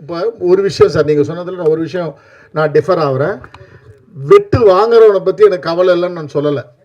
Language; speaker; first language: Tamil; native; Tamil